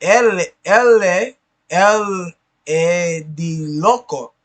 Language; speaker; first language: Spanish; non-native, learner; English